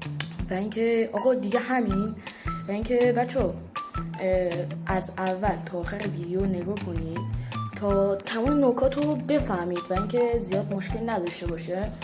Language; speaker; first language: Persian; native; Persian